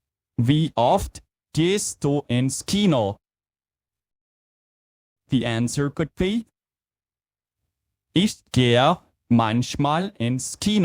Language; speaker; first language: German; non-native, fluent; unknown